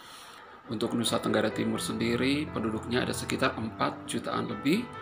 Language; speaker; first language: Indonesian; non-native, fluent; Persian